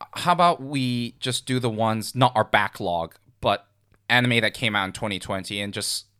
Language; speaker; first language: English; non-native, local second language; Cantonese